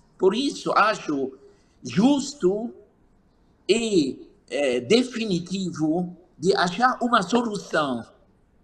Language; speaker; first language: Portuguese; non-native, fluent; Arabic